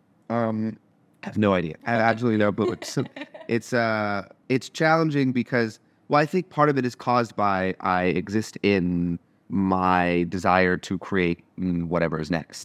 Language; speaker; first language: English; native; English